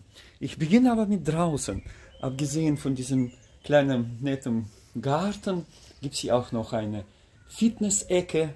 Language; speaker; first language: German; non-native, fluent; Russian